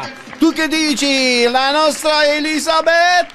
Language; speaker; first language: Italian; native; Italian